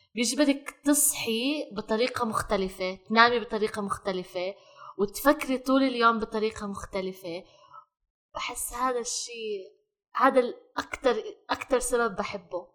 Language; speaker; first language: Arabic; native; Arabic